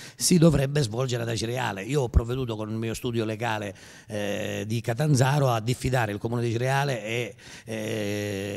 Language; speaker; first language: Italian; native; Italian